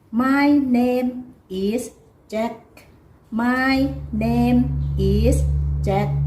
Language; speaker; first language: English; non-native, learner; Thai